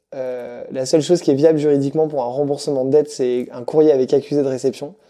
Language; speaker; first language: French; native; French